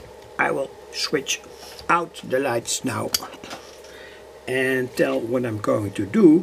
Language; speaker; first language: English; non-native, fluent; Dutch